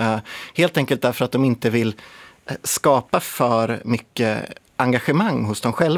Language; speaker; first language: Swedish; native; Swedish